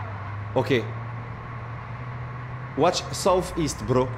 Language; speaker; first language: English; non-native, learner; French